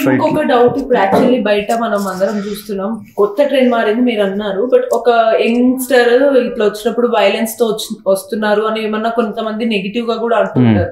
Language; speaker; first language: Telugu; native; Telugu